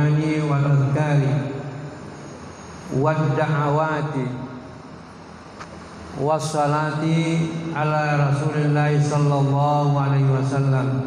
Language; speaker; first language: Arabic; non-native, fluent; Indonesian